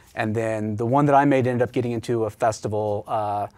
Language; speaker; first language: English; native; English